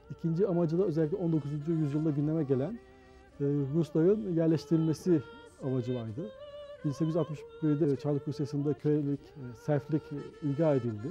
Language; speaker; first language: Turkish; native; Turkish